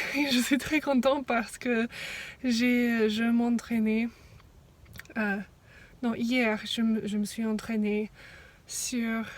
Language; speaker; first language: French; non-native, fluent; English